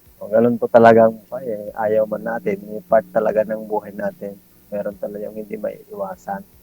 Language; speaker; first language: Filipino; non-native, local second language; Iloko